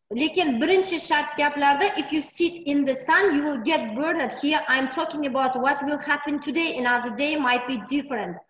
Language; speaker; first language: English; non-native, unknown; Uzbek